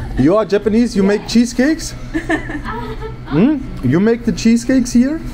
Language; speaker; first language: English; non-native, learner; German